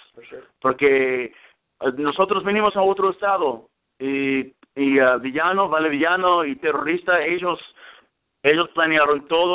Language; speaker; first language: Spanish; early bilingual, heritage; English